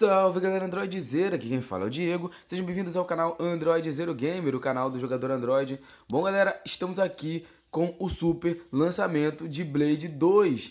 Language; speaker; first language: Portuguese; native; Portuguese